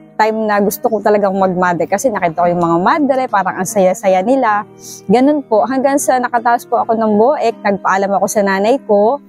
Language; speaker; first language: Filipino; native; Filipino